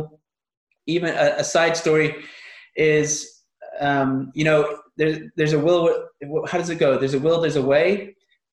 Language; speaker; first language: English; native; English